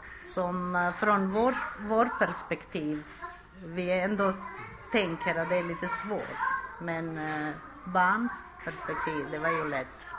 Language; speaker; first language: Swedish; non-native, fluent; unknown